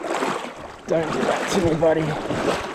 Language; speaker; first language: English; native; English